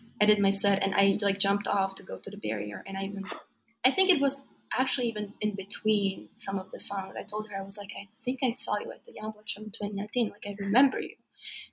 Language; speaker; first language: English; non-native, fluent; Slovak